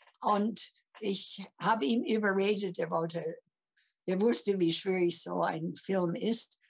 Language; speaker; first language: German; early bilingual, heritage; English